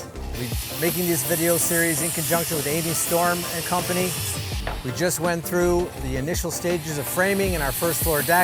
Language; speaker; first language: English; native; English